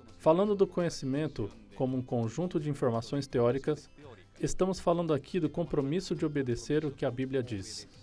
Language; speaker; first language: Portuguese; non-native, fluent; Spanish